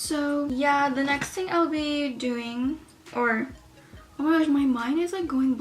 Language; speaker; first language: English; native; English